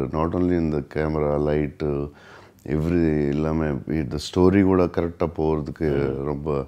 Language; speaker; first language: Tamil; non-native, learner; Telugu